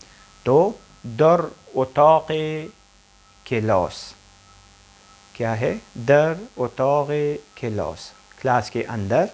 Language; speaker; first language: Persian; non-native, fluent; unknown